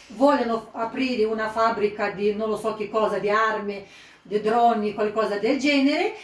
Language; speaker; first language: Italian; non-native, fluent; Ukrainian